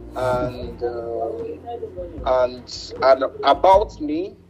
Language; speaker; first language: English; non-native, local second language; Igbo